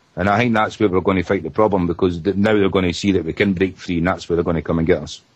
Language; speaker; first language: English; native; English